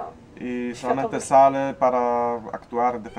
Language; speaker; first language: Spanish; non-native, learner; Polish